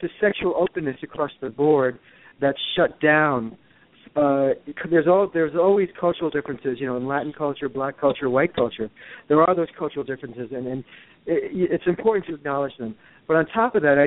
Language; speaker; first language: English; native; English